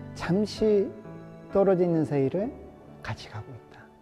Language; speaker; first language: Korean; native; Korean